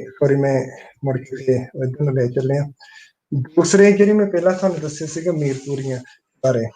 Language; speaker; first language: Punjabi; early bilingual, heritage; Punjabi